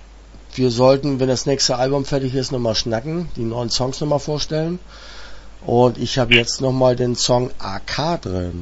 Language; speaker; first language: German; native; German